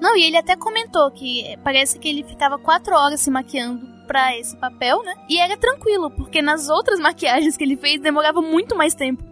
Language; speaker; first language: Portuguese; native; Portuguese